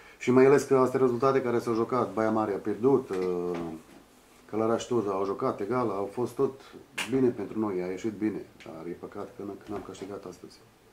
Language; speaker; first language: Romanian; non-native, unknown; Serbian